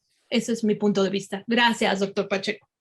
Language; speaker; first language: Spanish; native; Spanish